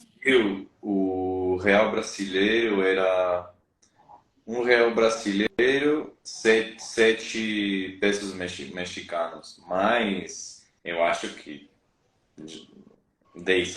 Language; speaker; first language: Portuguese; non-native, fluent; Spanish